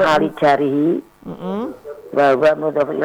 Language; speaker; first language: Arabic; non-native, learner; Indonesian